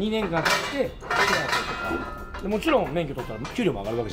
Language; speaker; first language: Japanese; native; Japanese